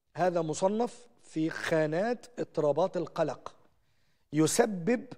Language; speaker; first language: Arabic; native; Arabic